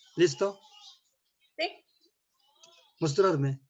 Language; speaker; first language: Spanish; non-native, learner; Korean